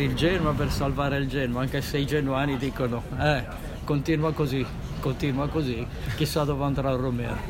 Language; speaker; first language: Italian; native; Italian